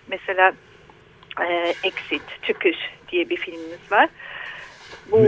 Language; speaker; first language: Turkish; non-native, learner; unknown